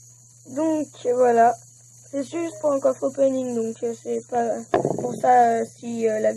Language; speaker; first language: French; native; French